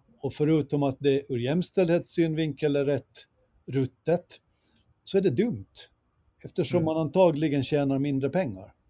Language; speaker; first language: Swedish; native; Swedish